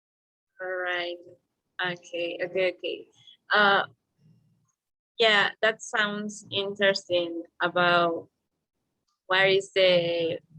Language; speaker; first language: English; non-native, learner; Spanish